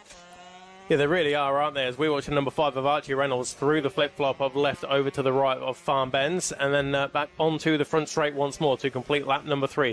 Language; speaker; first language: English; native; English